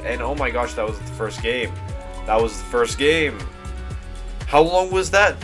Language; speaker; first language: English; native; English